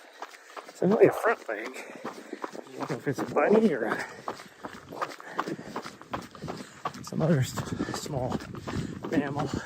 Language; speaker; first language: English; native; English